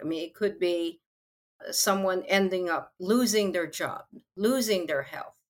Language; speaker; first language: English; non-native, local second language; Filipino